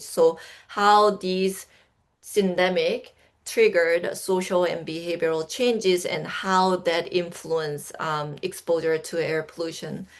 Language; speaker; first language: English; non-native, fluent; Korean